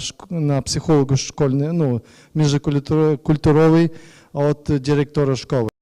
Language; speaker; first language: Polish; non-native, learner; Ukrainian